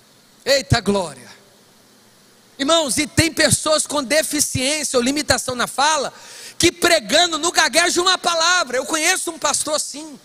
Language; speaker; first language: Portuguese; native; Portuguese